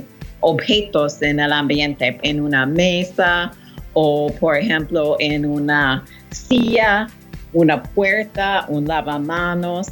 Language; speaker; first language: Spanish; non-native, fluent; English